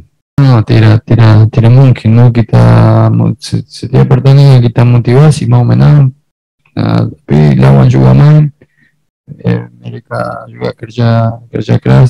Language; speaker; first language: Indonesian; non-native, fluent; Spanish